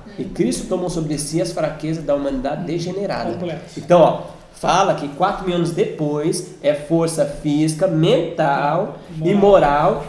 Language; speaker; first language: Portuguese; native; Portuguese